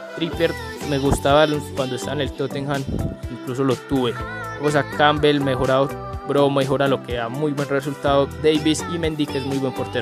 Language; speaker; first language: Spanish; native; Spanish